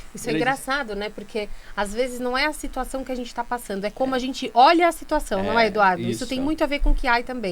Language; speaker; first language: Portuguese; native; Portuguese